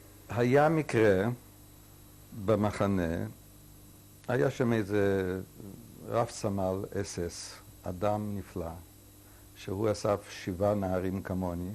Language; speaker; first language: Hebrew; non-native, fluent; Yiddish